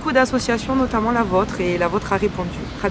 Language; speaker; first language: French; native; French